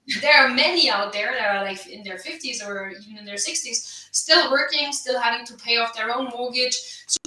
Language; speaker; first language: English; non-native, fluent; German